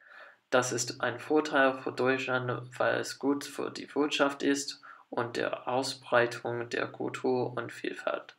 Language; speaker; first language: German; non-native, learner; English